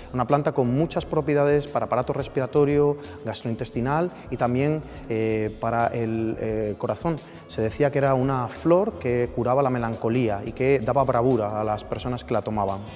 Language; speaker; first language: Spanish; native; Spanish